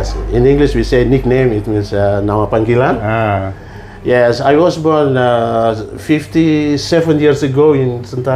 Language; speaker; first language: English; non-native, learner; Indonesian